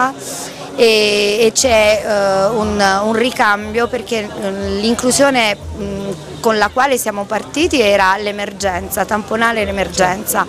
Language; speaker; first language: Italian; native; Italian